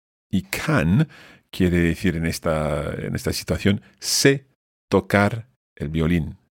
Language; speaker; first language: Spanish; non-native, fluent; English